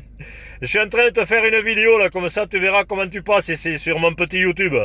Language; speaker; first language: French; native; French